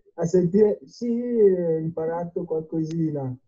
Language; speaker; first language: Italian; non-native, fluent; Akan